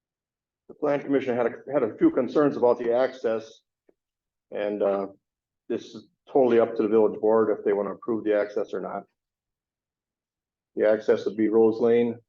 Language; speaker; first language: English; native; English